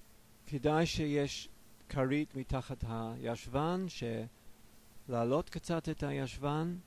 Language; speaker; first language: Hebrew; non-native, fluent; English